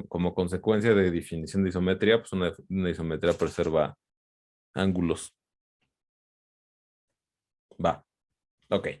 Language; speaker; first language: Spanish; native; Spanish